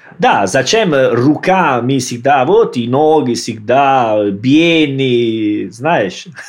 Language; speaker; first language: Russian; non-native, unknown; Italian